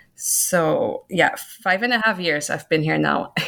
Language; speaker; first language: English; non-native, fluent; German